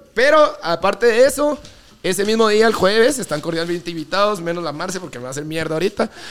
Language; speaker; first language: Spanish; native; Spanish